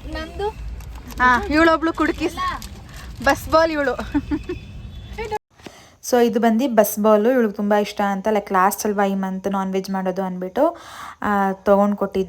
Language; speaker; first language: Kannada; native; Kannada